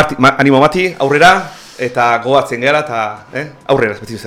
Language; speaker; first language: Basque; native; Basque